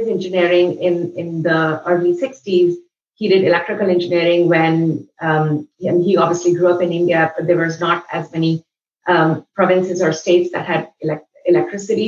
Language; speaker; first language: English; non-native, local second language; Hindi